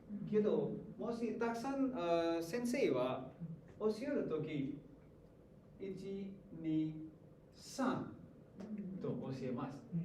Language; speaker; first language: Japanese; non-native, learner; Hindi